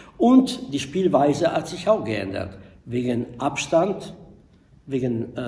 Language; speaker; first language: German; non-native, fluent; Italian